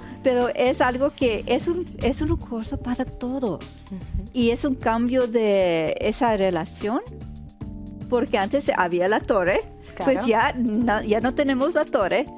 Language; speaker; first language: Spanish; early bilingual, heritage; Spanish